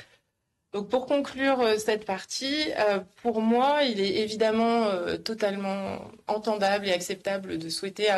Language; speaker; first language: French; native; French